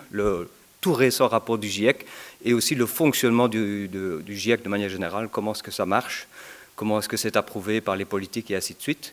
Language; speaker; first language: French; native; French